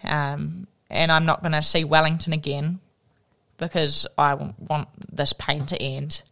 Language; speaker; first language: English; native; English